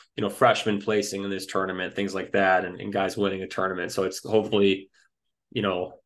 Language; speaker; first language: English; native; English